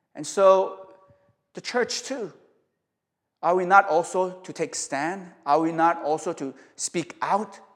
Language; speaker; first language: English; early bilingual, other home language; Korean